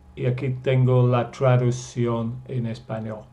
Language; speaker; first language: Spanish; non-native, fluent; English